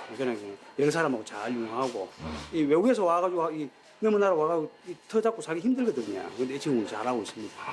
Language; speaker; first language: Korean; non-native, fluent; Bangla